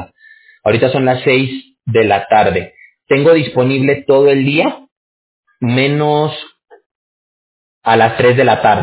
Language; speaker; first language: Spanish; native; Spanish